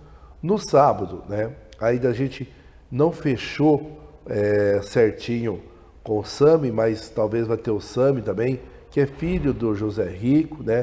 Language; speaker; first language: Portuguese; native; Portuguese